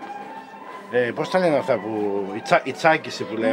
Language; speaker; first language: Greek; native; Greek